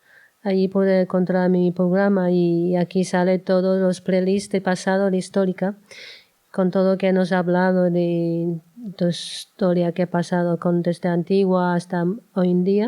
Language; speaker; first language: Spanish; non-native, learner; Chinese